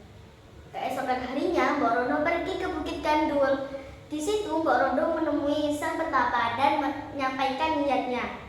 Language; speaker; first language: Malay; non-native, local second language; Javanese